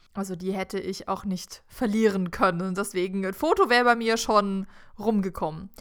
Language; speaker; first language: German; native; German